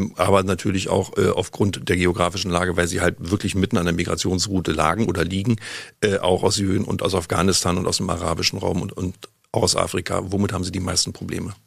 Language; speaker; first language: German; native; German